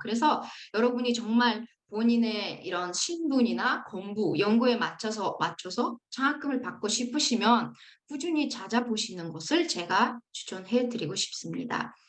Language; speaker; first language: Korean; non-native, fluent; Uzbek